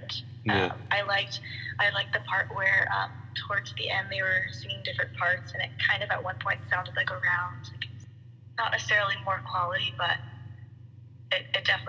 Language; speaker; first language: English; native; English